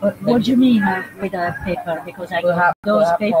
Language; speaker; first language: English; non-native, fluent; Italian